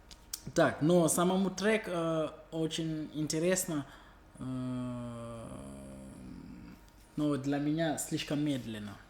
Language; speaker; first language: Russian; non-native, fluent; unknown